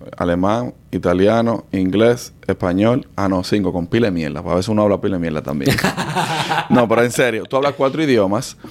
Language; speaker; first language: Spanish; native; Spanish